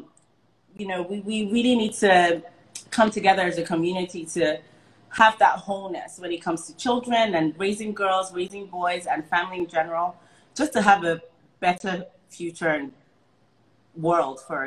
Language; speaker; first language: English; non-native, local second language; Igbo